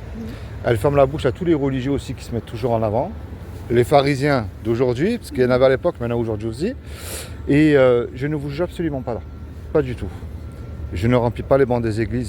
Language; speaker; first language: French; native; French